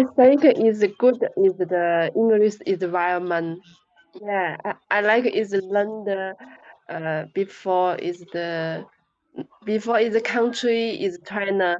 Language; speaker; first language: English; non-native, learner; Chinese